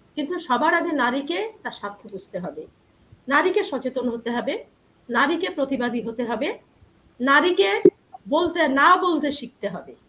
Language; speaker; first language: Bangla; native; Bangla